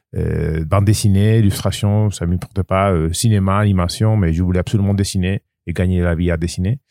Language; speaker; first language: French; non-native, learner; Spanish